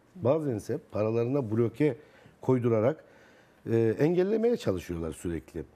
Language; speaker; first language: Turkish; native; Turkish